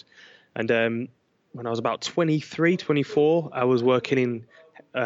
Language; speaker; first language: English; native; English